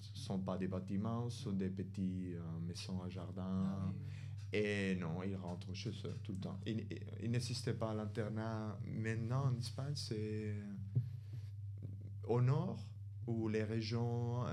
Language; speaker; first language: French; non-native, fluent; Spanish